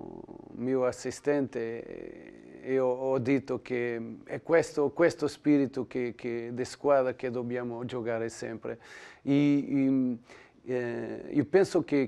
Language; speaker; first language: Italian; non-native, learner; Portuguese